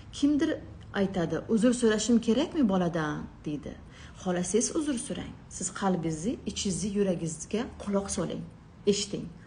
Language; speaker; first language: Uzbek; non-native, local second language; Russian